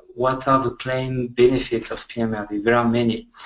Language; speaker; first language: English; non-native, fluent; French